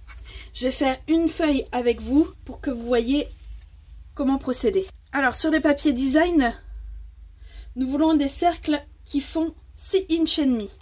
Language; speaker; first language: French; native; French